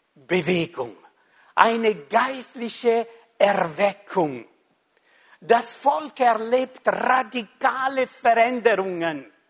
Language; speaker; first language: German; non-native, local second language; Italian